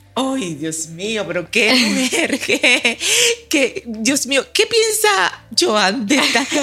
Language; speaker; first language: Spanish; native; Spanish